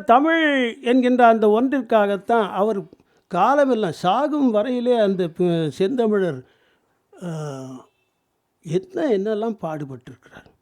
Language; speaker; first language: Tamil; native; Tamil